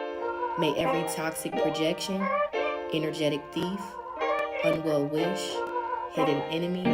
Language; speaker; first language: English; native; English